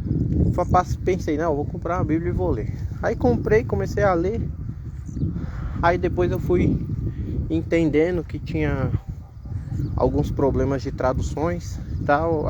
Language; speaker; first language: Portuguese; native; Portuguese